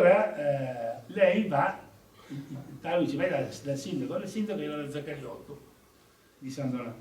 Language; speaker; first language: Italian; native; Italian